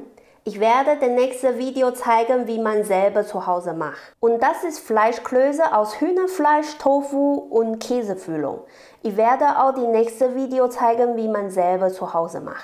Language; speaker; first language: German; non-native, learner; Chinese